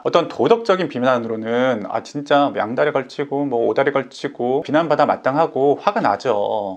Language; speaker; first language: Korean; native; Korean